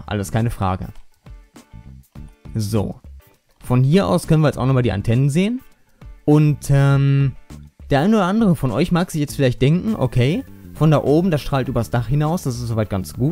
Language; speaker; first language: German; native; German